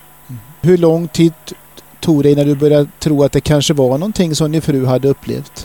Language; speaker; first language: Swedish; native; Swedish